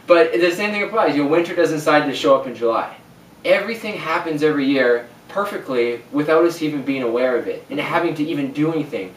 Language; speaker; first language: English; native; English